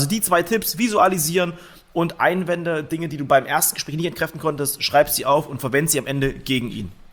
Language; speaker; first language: German; native; German